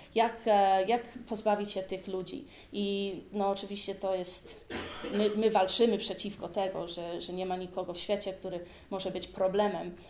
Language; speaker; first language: Polish; early bilingual, heritage; Polish